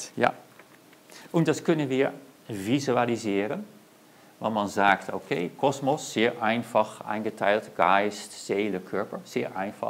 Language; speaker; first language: German; non-native, learner; Dutch